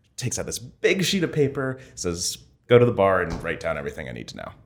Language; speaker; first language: English; native; English